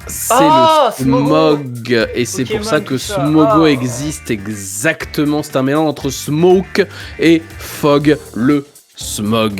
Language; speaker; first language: French; native; French